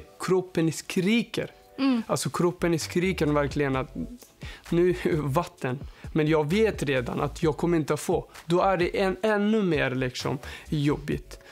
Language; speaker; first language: Swedish; non-native, fluent; Persian